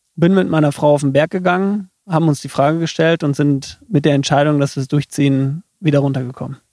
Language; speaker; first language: German; native; German